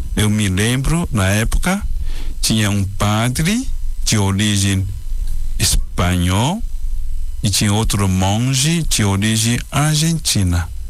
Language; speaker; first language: Portuguese; non-native, fluent; Chinese